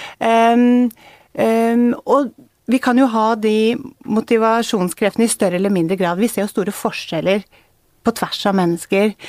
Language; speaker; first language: Norwegian; native; Norwegian